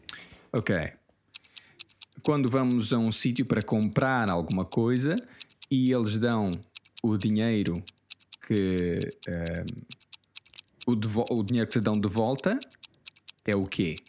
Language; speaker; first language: Portuguese; early bilingual, heritage; Portuguese